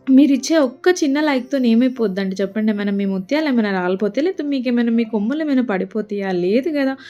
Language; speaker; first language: Telugu; non-native, local second language; Lambadi